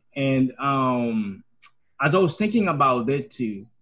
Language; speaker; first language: English; non-native, fluent; Haitian Creole